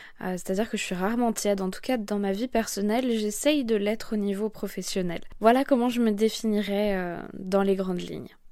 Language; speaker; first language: French; native; French